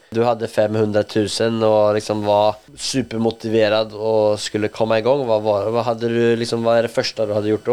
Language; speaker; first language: Swedish; native; Swedish